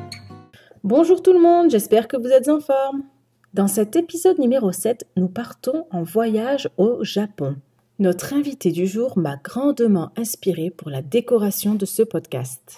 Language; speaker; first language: French; native; French